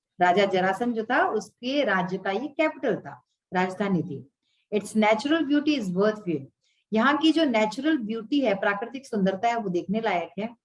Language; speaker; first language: Hindi; native; Hindi